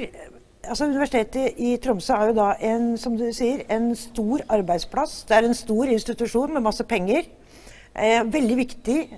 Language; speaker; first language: Norwegian; native; Norwegian